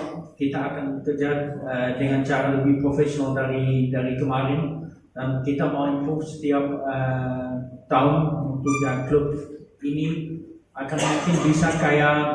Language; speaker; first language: Indonesian; non-native, fluent; Dutch